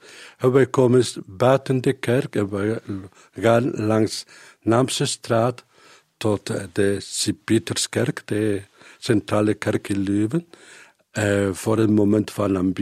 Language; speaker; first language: Dutch; non-native, learner; Spanish